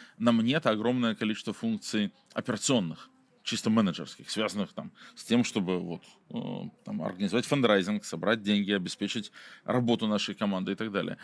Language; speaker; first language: Russian; native; Russian